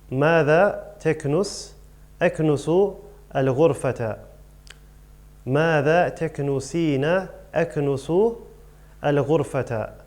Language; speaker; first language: Arabic; non-native, fluent; English